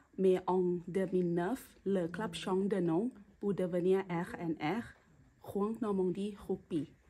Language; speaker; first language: French; non-native, learner; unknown